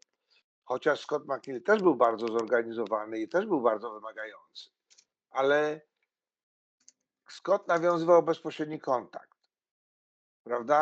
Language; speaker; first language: Polish; native; Polish